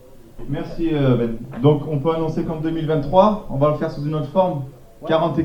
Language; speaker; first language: French; native; French